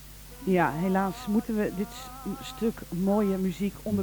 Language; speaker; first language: Dutch; native; Dutch